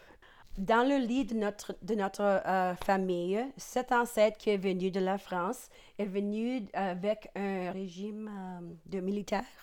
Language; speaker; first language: French; non-native, local second language; English